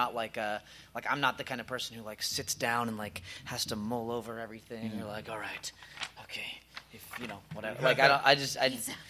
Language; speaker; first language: English; native; English